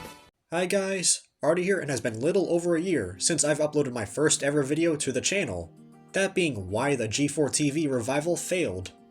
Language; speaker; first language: English; native; English